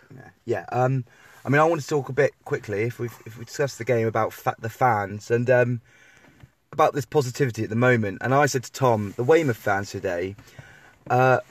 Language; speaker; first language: English; native; English